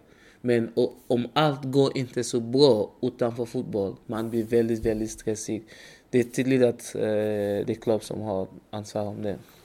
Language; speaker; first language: Swedish; non-native, learner; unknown